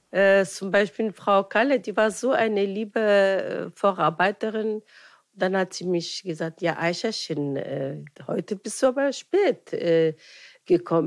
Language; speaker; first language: German; non-native, fluent; Arabic